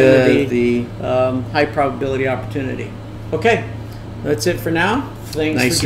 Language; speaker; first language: English; native; English